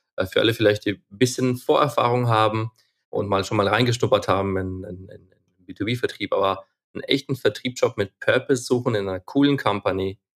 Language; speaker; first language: German; non-native, fluent; Ukrainian